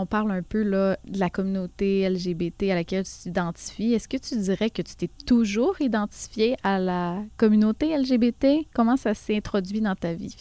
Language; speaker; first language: French; native; French